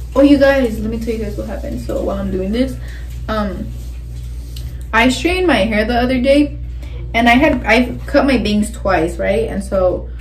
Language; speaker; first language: English; early bilingual, other home language; Spanish